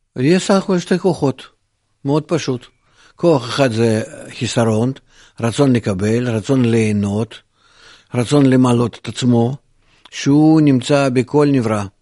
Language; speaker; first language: Hebrew; non-native, fluent; Russian